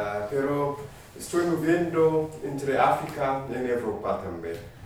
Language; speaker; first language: Spanish; non-native, learner; Amharic